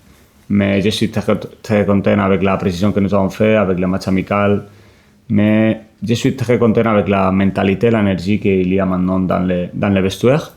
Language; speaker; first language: French; non-native, learner; Spanish